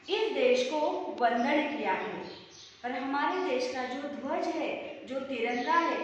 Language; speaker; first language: Hindi; non-native, local second language; Marathi